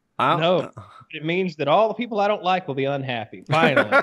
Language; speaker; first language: English; native; English